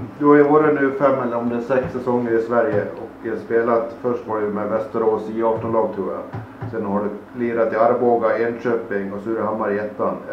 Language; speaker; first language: Swedish; native; Swedish